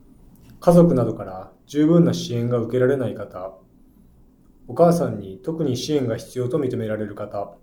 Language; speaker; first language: Japanese; native; Japanese